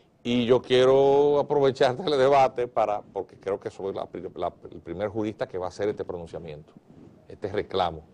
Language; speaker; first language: Spanish; native; Spanish